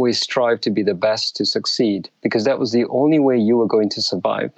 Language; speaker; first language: English; native; English